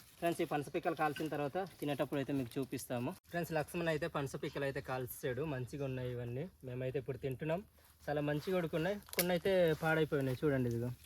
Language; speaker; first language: Telugu; non-native, local second language; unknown